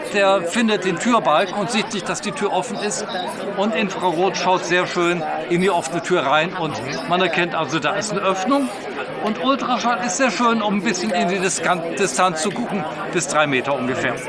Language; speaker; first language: German; native; German